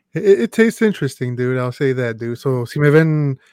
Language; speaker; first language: English; early bilingual, other home language; Spanish